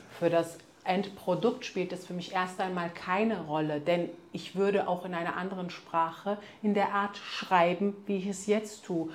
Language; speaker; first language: German; early bilingual, other home language; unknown